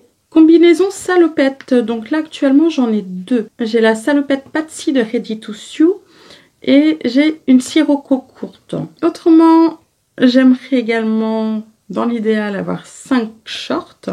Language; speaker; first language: French; native; French